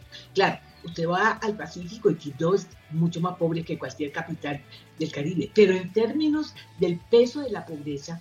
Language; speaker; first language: Spanish; native; Spanish